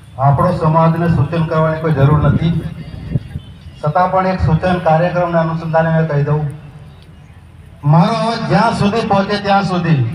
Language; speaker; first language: Gujarati; non-native, local second language; Rathawi